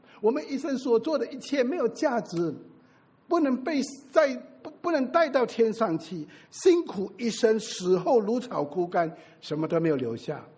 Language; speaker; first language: Chinese; native; Chinese